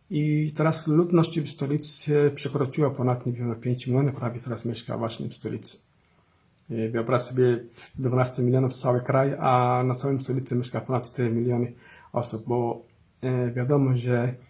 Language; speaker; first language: Polish; non-native, fluent; Somali